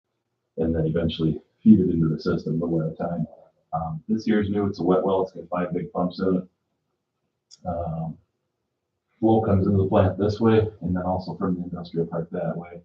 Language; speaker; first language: English; native; English